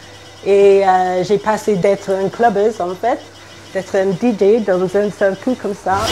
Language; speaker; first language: French; non-native, fluent; English